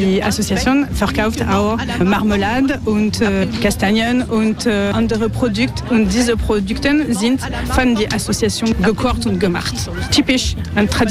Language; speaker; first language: German; non-native, learner; French